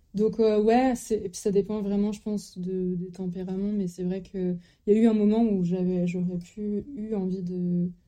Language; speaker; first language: French; native; French